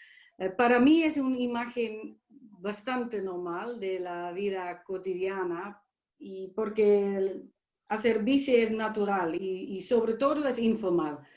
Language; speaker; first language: Spanish; non-native, fluent; Dutch